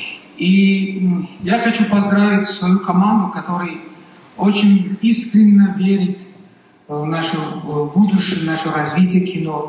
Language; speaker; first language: Russian; non-native, local second language; Tajik